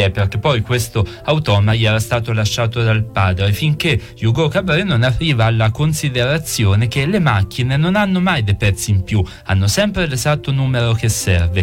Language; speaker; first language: Italian; native; Italian